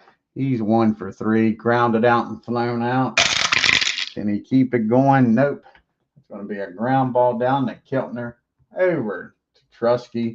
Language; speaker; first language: English; native; English